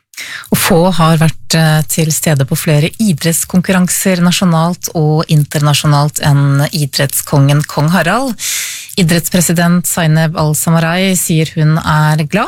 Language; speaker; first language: Norwegian; native; Norwegian